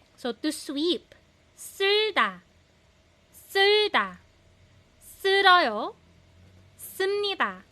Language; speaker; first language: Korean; non-native, fluent; Filipino